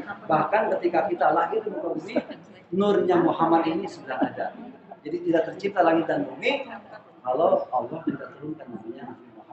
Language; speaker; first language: Indonesian; non-native, local second language; Sundanese